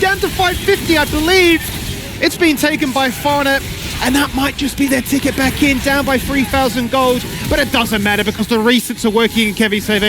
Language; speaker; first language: English; native; English